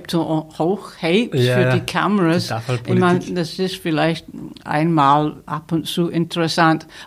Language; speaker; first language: German; non-native, fluent; English